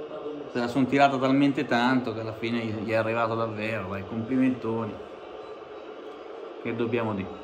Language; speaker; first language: Italian; native; Italian